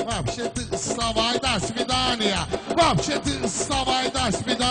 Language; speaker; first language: Russian; non-native, learner; Azerbaijani